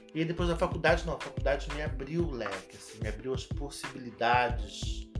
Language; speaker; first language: Portuguese; native; Portuguese